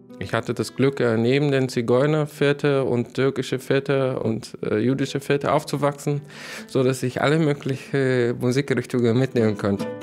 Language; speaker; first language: German; non-native, fluent; Bulgarian